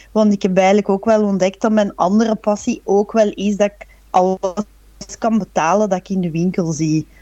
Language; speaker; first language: Dutch; native; Dutch